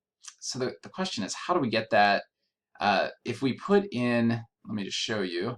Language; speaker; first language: English; native; English